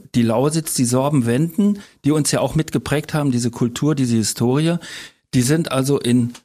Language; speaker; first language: German; native; German